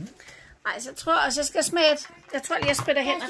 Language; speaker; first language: Danish; native; Danish